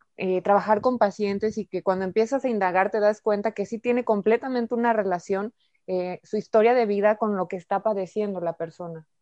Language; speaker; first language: Spanish; native; Spanish